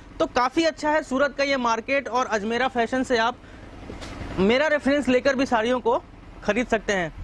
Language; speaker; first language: Hindi; native; Hindi